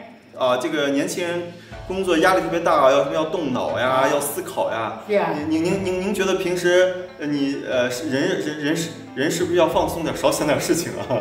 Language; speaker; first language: Chinese; native; Chinese